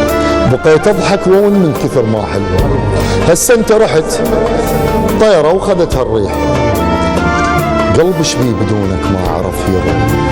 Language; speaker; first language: Arabic; native; Arabic